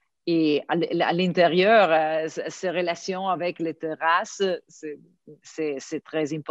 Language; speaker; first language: French; non-native, fluent; Italian